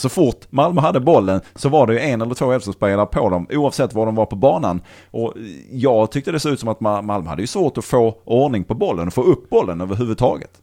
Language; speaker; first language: Swedish; native; Swedish